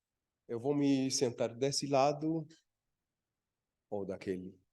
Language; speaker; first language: Portuguese; non-native, fluent; Spanish